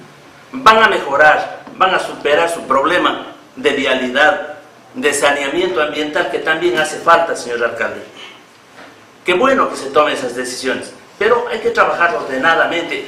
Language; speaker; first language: Spanish; native; Spanish